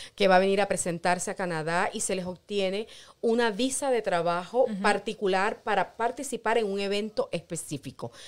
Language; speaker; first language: Spanish; native; Spanish